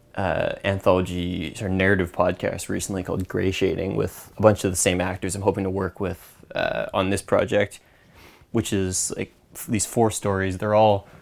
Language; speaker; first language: English; native; English